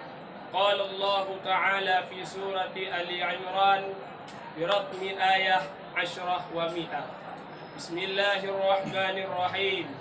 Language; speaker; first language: Arabic; non-native, learner; Achinese